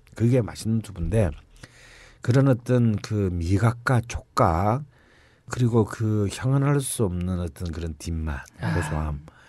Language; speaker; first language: Korean; native; Korean